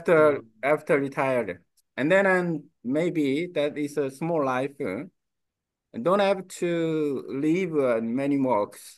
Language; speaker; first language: English; non-native, learner; Korean